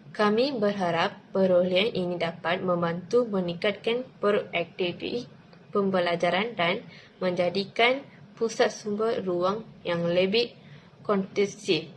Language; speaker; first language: Malay; non-native, local second language; Tamil